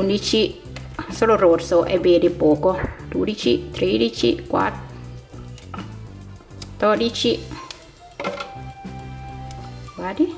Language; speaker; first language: Italian; non-native, learner; Thai